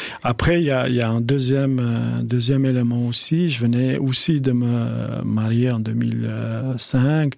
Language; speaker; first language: French; non-native, fluent; Albanian